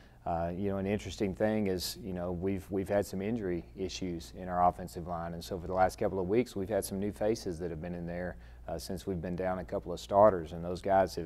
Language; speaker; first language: English; native; English